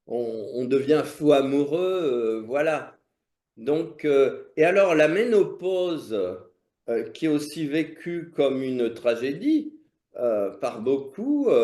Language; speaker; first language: French; native; French